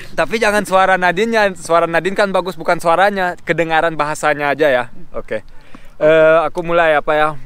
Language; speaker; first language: Indonesian; non-native, fluent; German